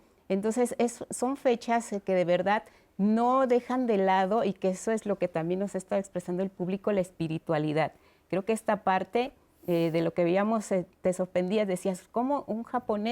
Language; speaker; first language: Spanish; native; Spanish